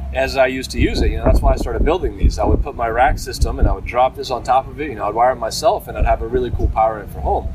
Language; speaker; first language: English; native; English